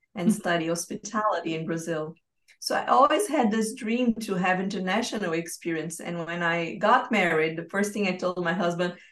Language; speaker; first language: English; non-native, fluent; Portuguese